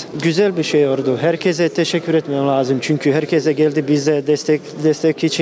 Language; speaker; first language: Turkish; non-native, learner; Bosnian